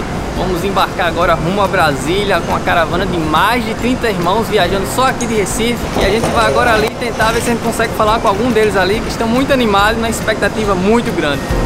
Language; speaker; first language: Portuguese; native; Portuguese